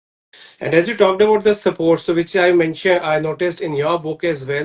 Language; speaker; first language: English; non-native, local second language; Hindi